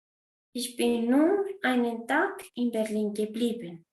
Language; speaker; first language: German; non-native, fluent; Spanish